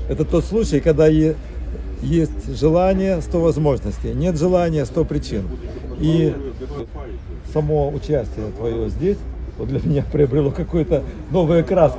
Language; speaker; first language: Russian; native; Russian